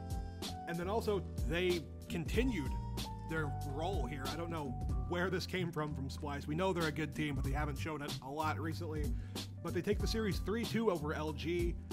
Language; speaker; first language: English; native; English